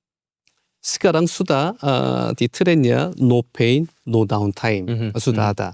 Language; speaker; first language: Indonesian; non-native, learner; Korean